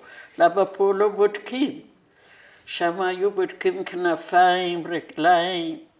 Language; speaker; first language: Hebrew; non-native, fluent; Persian